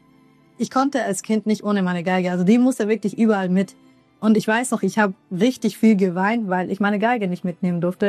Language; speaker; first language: German; early bilingual, other home language; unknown